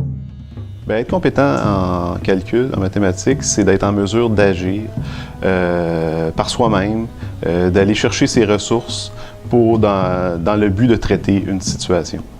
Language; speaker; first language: French; native; French